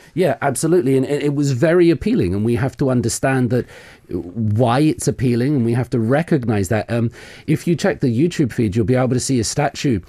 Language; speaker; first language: English; native; English